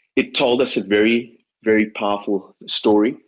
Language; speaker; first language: English; native; English